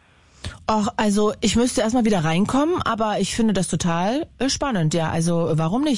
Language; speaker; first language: German; native; German